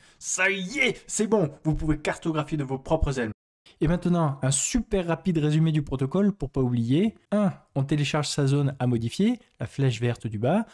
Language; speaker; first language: French; native; French